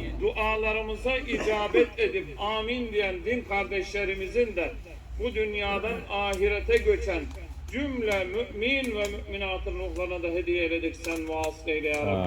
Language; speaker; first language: Turkish; native; Turkish